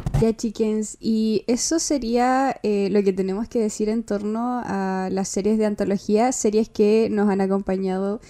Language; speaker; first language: Spanish; native; Spanish